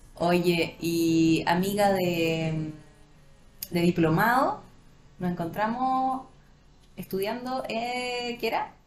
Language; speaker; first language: Spanish; native; Spanish